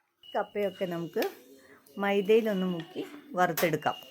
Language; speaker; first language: Malayalam; native; Malayalam